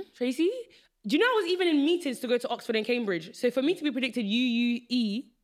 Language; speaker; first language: English; early bilingual, other home language; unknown